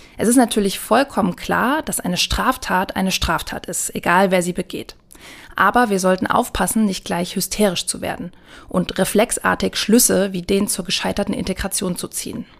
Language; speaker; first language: German; native; German